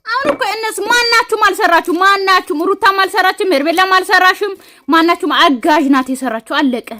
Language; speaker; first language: Amharic; native; Amharic